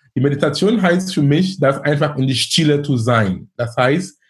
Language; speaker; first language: German; non-native, fluent; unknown